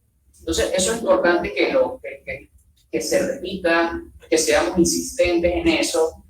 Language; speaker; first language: Spanish; native; Spanish